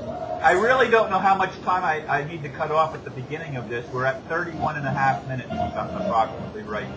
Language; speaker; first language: English; native; English